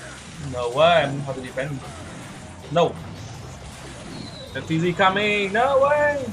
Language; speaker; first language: English; non-native, learner; Vietnamese